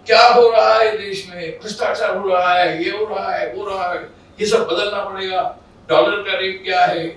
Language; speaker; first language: Hindi; non-native, local second language; Marathi